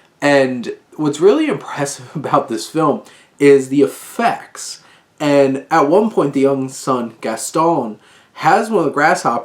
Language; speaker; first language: English; native; English